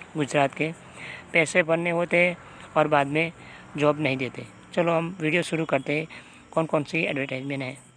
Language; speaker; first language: Hindi; non-native, local second language; Gujarati